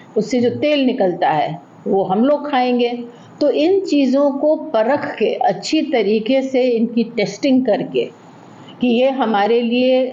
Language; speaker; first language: Hindi; native; Hindi